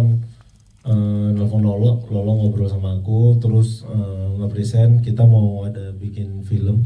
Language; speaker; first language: Indonesian; native; Indonesian